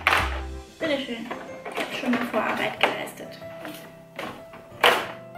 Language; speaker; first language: German; native; German